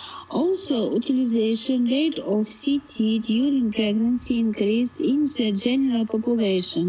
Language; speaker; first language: English; non-native, learner; Russian